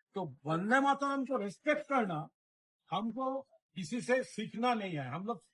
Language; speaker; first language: Hindi; non-native, local second language; Bangla